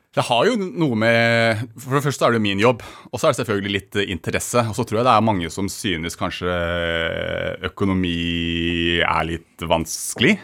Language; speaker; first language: Norwegian; early bilingual, other home language; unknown